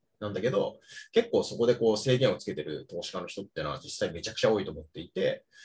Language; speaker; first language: Japanese; native; Japanese